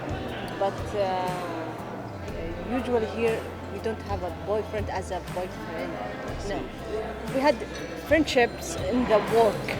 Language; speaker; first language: English; non-native, learner; Arabic